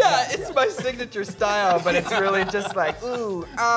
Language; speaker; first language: English; native; English